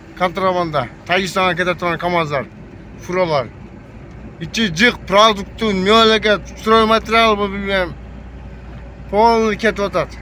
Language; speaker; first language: Kyrgyz; native; Kyrgyz